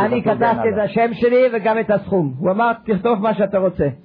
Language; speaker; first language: Hebrew; non-native, fluent; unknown